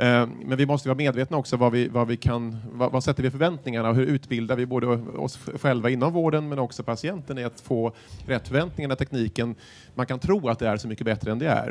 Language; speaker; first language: Swedish; native; Swedish